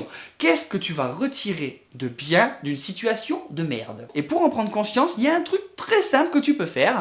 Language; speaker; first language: French; native; French